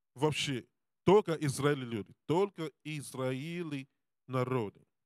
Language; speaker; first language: Russian; non-native, learner; Serbian